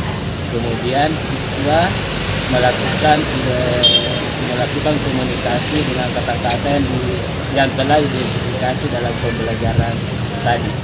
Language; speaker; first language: Indonesian; native; Indonesian